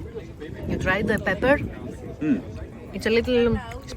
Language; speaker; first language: English; non-native, fluent; Greek